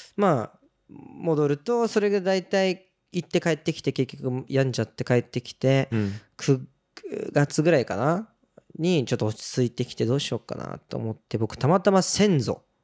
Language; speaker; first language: Japanese; early bilingual, other home language; Portuguese